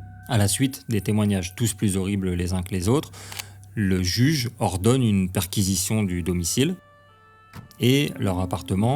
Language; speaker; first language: French; native; French